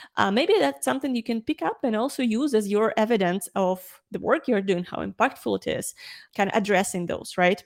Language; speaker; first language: English; non-native, fluent; Ukrainian